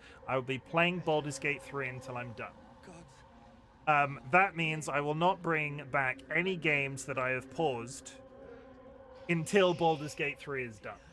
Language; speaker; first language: English; native; English